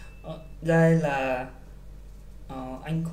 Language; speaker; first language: Vietnamese; non-native, learner; Korean